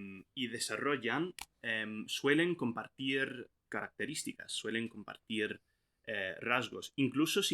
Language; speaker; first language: Spanish; non-native, fluent; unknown